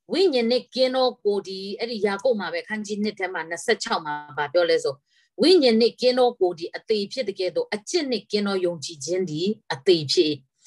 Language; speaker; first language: Burmese; non-native, local second language; Kachin